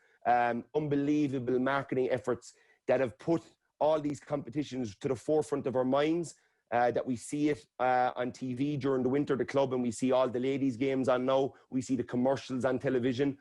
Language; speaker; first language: English; native; English